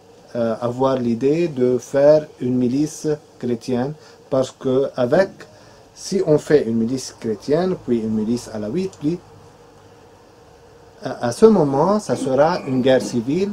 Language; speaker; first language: French; non-native, fluent; Arabic